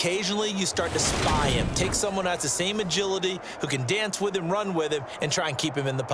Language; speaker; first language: English; native; English